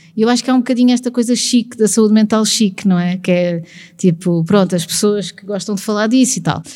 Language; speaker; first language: Portuguese; native; Portuguese